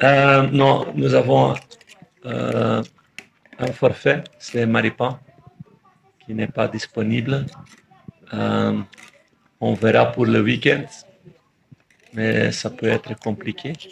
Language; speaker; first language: French; non-native, fluent; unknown